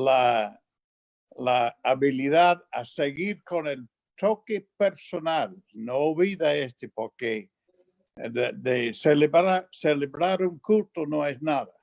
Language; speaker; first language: Spanish; non-native, fluent; English